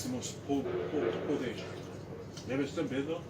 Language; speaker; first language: English; non-native, learner; Korean